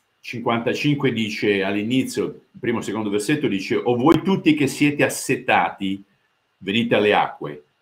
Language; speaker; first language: Italian; early bilingual, heritage; Italian